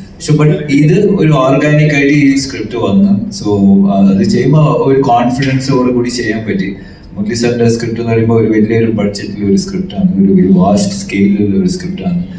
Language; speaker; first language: Malayalam; native; Malayalam